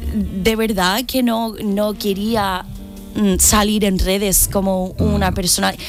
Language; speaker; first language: Spanish; non-native, fluent; English